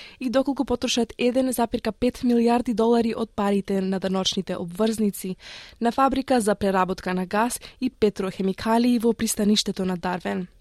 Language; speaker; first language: Macedonian; native; Macedonian